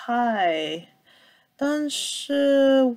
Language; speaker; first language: Chinese; early bilingual, heritage; Cantonese